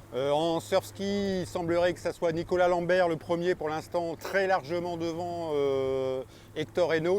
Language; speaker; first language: French; native; French